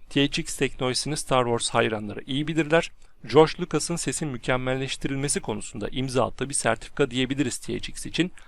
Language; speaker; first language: Turkish; native; Turkish